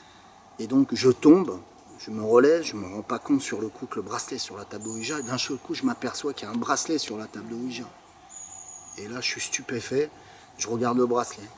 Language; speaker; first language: French; native; French